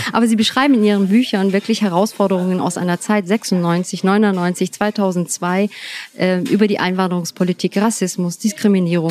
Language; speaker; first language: German; early bilingual, other home language; Turkish